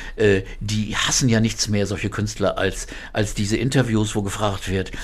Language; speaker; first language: German; native; German